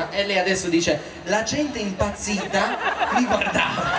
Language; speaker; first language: Italian; native; Italian